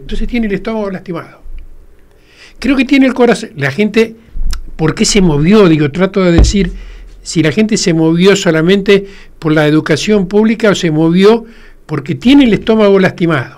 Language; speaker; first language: Spanish; native; Spanish